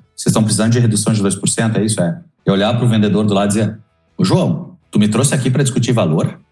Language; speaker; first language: Portuguese; native; Portuguese